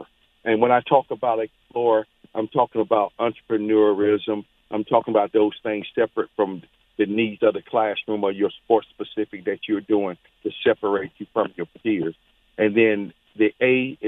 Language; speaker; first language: English; native; English